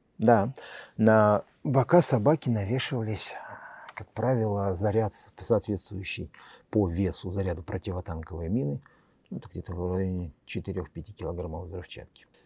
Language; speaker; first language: Russian; native; Russian